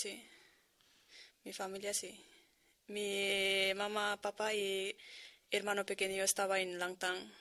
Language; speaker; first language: Spanish; non-native, learner; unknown